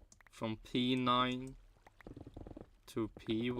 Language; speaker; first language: English; non-native, fluent; Swedish